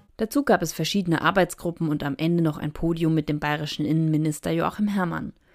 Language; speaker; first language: German; native; German